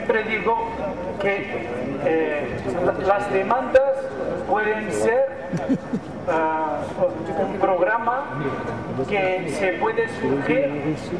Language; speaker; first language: Spanish; non-native, fluent; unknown